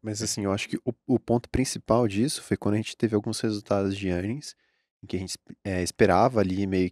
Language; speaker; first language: Portuguese; native; Portuguese